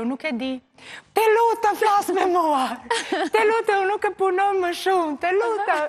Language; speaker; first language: Albanian; non-native, learner; Portuguese